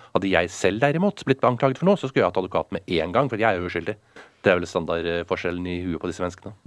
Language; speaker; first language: Norwegian; native; Norwegian